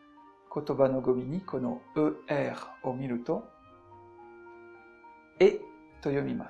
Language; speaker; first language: Japanese; non-native, fluent; French